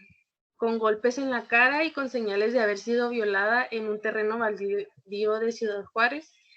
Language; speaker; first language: Spanish; native; Spanish